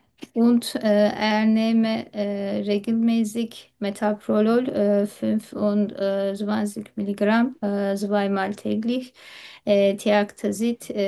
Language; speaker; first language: German; non-native, fluent; Turkish